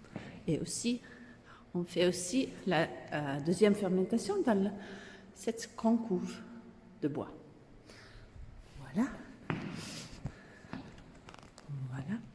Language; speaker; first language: French; non-native, learner; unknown